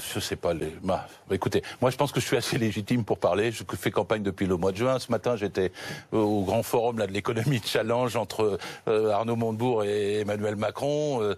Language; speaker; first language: French; native; French